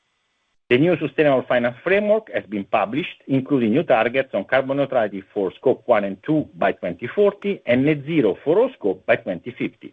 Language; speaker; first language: English; non-native, fluent; Italian